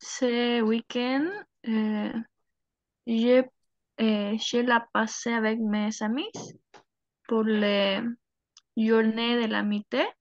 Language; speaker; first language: French; non-native, learner; Spanish